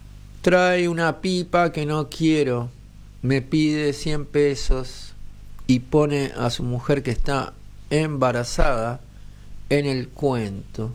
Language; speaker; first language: Spanish; native; Spanish